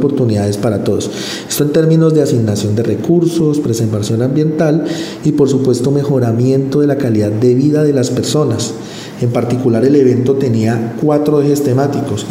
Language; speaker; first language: Spanish; native; Spanish